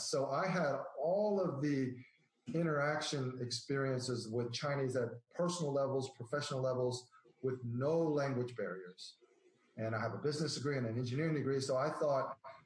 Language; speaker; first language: English; native; English